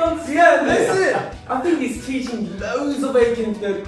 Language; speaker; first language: English; non-native, learner; Japanese